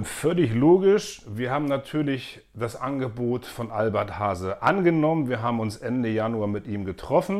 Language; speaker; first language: German; native; German